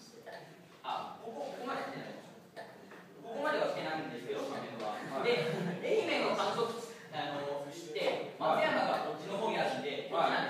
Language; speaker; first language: Japanese; native; Japanese